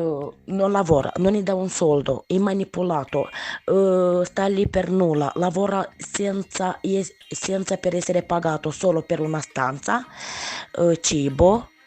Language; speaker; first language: Italian; non-native, learner; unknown